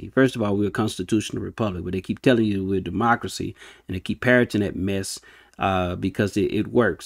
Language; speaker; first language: English; native; English